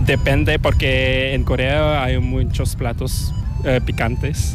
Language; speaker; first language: Spanish; non-native, learner; Korean